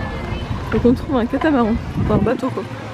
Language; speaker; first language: French; native; French